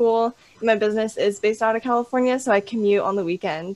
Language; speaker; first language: English; native; English